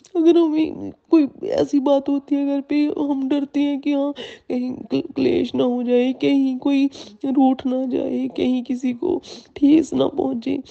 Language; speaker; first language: Hindi; non-native, local second language; Punjabi